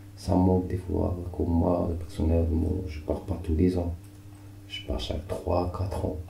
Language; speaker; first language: French; non-native, local second language; Arabic